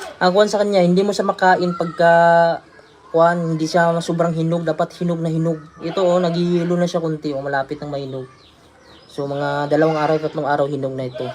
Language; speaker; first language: Filipino; non-native, local second language; Cebuano